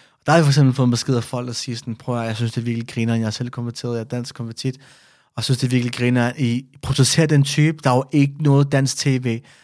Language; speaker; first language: Danish; early bilingual, other home language; Persian